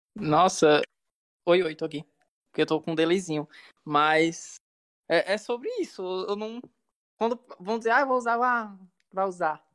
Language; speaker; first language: Portuguese; native; Portuguese